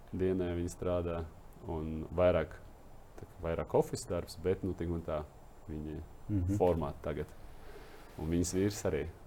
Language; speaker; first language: Latvian; non-native, local second language; Russian